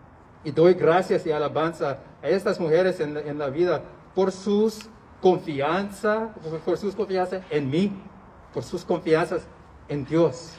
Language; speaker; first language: Spanish; non-native, learner; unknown